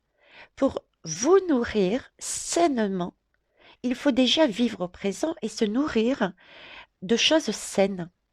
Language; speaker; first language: French; native; French